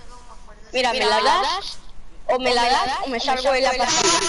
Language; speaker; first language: Spanish; native; Spanish